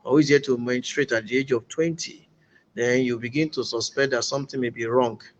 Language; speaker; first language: English; non-native, local second language; Yoruba